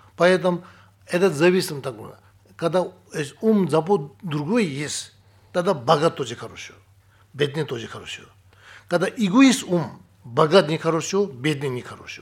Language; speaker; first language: Russian; non-native, learner; Tibetan